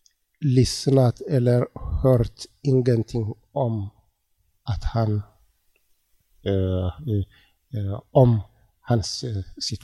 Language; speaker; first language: Swedish; non-native, learner; Tigrinya